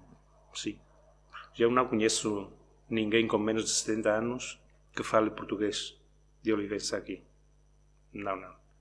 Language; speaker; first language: Portuguese; non-native, local second language; Spanish